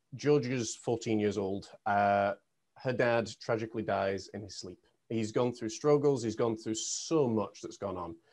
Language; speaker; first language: English; native; English